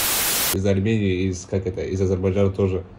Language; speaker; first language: Russian; non-native, learner; Kazakh